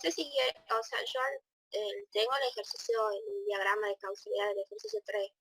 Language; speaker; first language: Spanish; native; Spanish